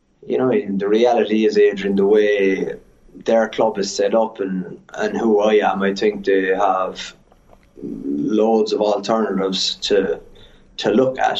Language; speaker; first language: English; native; English